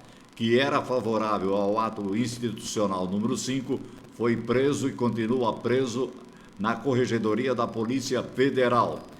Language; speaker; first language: Portuguese; native; Portuguese